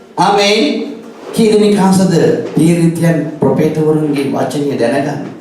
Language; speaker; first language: Sinhala; native; Sinhala